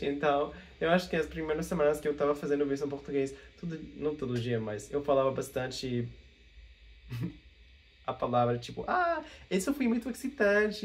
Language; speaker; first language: Portuguese; non-native, fluent; English